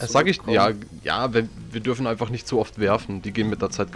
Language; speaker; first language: German; native; German